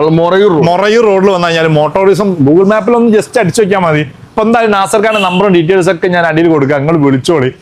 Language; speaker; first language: Malayalam; native; Malayalam